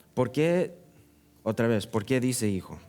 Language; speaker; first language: Spanish; early bilingual, heritage; Spanish